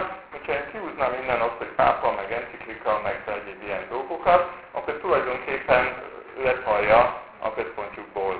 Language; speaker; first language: Hungarian; native; Hungarian